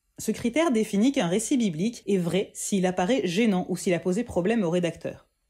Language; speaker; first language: French; native; French